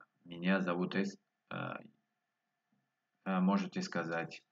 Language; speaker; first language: Russian; non-native, fluent; Spanish